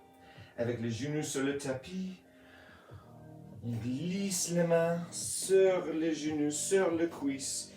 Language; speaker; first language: French; non-native, fluent; English